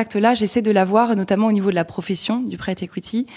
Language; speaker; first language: French; native; French